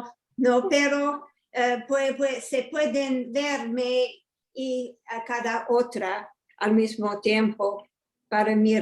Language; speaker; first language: Spanish; non-native, learner; English